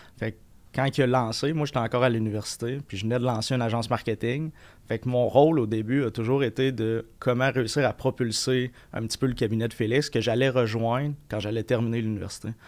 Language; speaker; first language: French; native; French